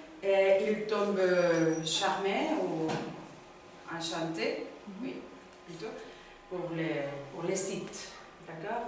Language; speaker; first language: French; non-native, learner; Spanish